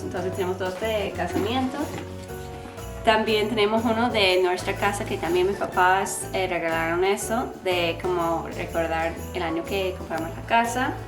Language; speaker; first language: Spanish; non-native, learner; English